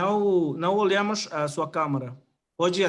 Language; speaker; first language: Portuguese; non-native, learner; Spanish